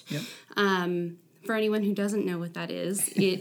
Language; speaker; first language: English; native; English